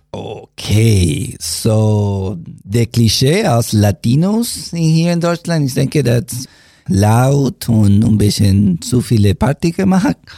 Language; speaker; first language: German; non-native, learner; Spanish